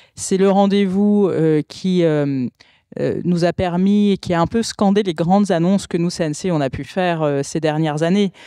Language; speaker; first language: French; native; French